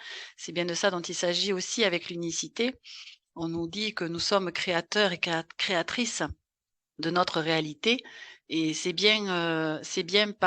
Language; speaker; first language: French; native; French